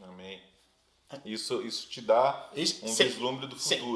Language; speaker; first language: Portuguese; native; Portuguese